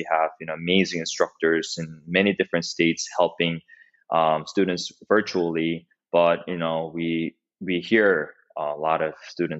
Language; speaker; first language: English; non-native, fluent; Korean